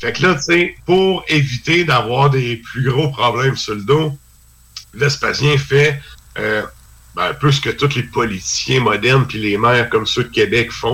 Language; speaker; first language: French; native; French